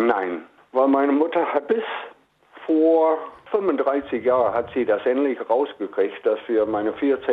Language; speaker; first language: German; non-native, fluent; English